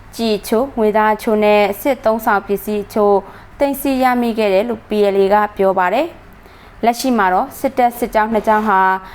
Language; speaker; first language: Burmese; native; Burmese